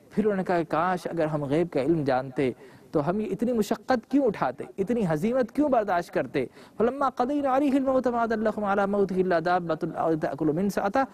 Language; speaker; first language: Urdu; native; Urdu